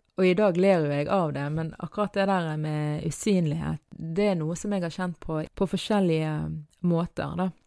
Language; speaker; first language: Norwegian; early bilingual, other home language; Arabic